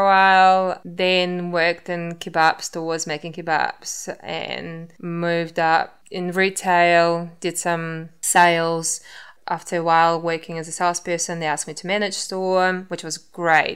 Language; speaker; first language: English; non-native, fluent; Russian